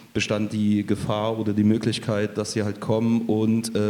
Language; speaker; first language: German; native; German